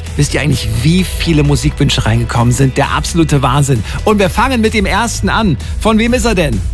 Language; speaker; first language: German; native; German